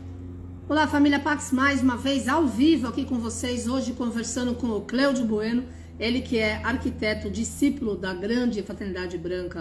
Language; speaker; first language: Portuguese; native; Portuguese